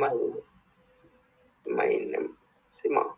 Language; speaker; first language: German; non-native, learner; Bangla